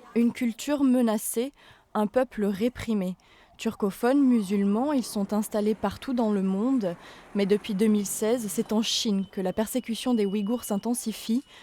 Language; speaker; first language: French; native; French